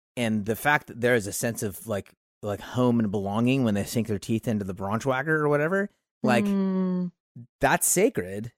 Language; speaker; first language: English; native; English